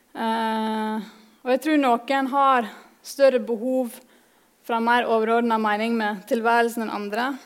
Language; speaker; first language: Norwegian; native; Norwegian